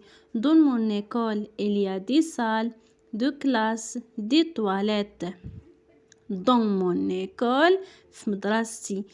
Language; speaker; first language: French; non-native, local second language; Arabic